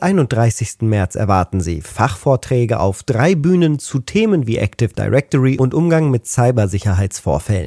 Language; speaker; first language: German; native; German